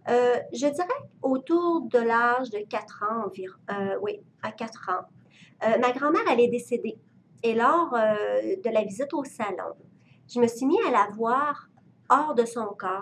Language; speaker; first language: French; native; French